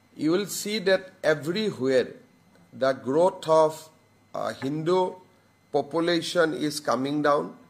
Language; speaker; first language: English; non-native, local second language; Assamese